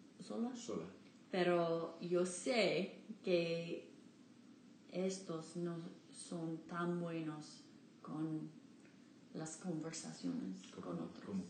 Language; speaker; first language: Spanish; non-native, learner; English